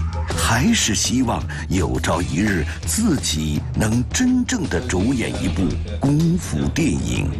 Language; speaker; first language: Chinese; native; Chinese